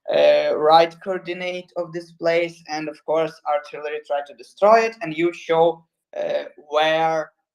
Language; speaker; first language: English; non-native, learner; Ukrainian